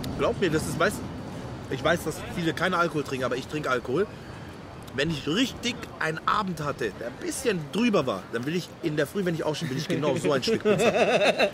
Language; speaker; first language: German; native; German